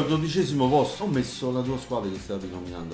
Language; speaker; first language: Italian; native; Italian